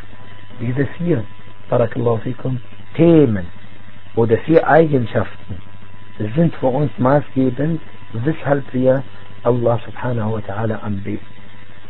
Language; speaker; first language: German; non-native, fluent; Arabic